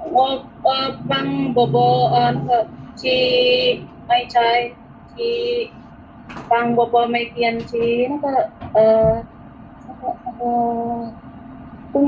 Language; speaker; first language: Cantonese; non-native, learner; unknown